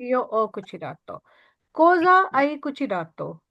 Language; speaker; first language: Italian; non-native, learner; Urdu